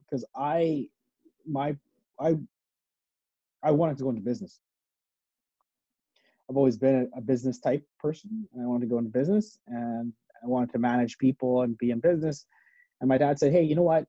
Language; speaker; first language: English; native; English